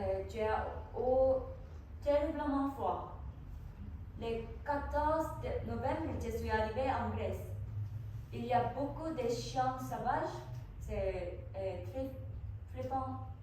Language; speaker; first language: French; non-native, learner; Korean